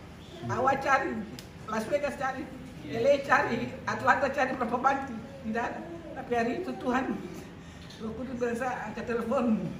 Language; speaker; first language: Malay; non-native, local second language; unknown